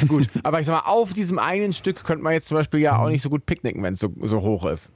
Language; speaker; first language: German; native; German